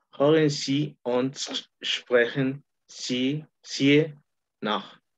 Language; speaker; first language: German; non-native, learner; Spanish